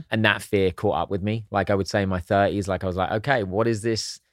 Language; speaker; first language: English; native; English